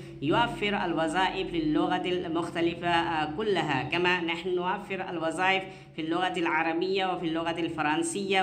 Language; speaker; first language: Arabic; non-native, fluent; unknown